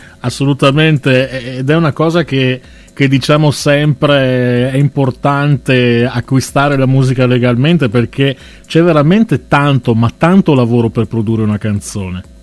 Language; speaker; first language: Italian; native; Italian